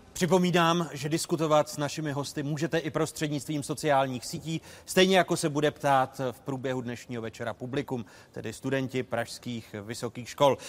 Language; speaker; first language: Czech; native; Czech